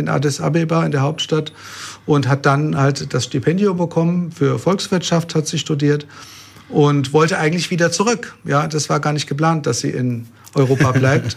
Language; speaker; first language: German; native; German